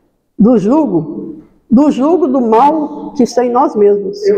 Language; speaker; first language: Portuguese; native; Portuguese